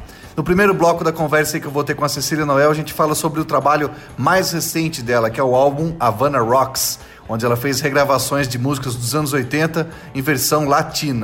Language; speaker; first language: Portuguese; native; Portuguese